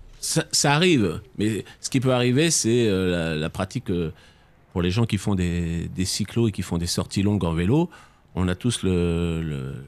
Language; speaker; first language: French; native; French